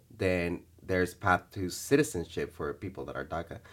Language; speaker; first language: English; early bilingual, other home language; Spanish